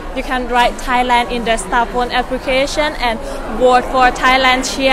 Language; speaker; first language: English; non-native, learner; Thai